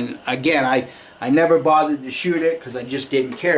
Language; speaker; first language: English; native; English